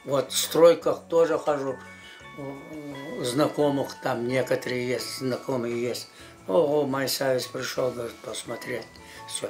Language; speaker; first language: Russian; non-native, local second language; Yakut